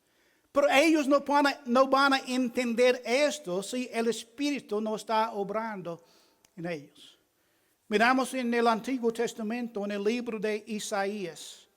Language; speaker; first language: Spanish; non-native, fluent; English